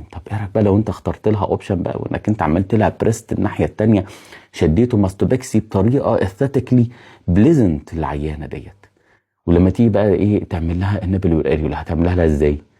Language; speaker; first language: Arabic; native; Arabic